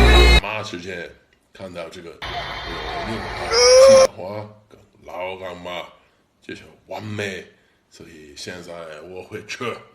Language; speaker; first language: Chinese; non-native, learner; English